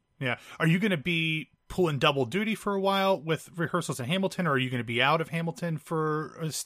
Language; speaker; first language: English; native; English